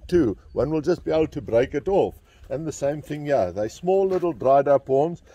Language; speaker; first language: English; non-native, local second language; Afrikaans